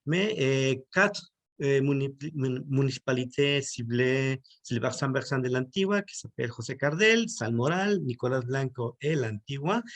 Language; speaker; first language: French; non-native, learner; Spanish